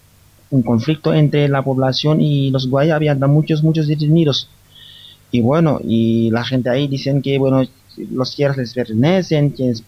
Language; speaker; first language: Spanish; non-native, fluent; Wolof